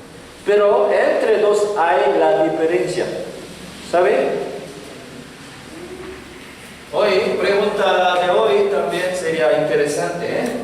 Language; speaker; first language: Spanish; non-native, learner; Korean